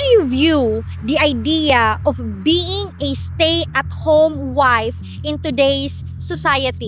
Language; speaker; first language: English; non-native, local second language; Bikol